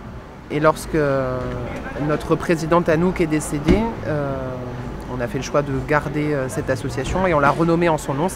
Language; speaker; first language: French; native; French